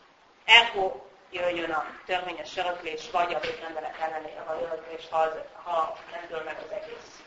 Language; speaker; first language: Hungarian; native; Hungarian